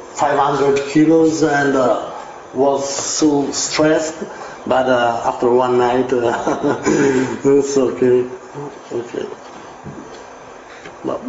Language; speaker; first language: English; non-native, learner; Italian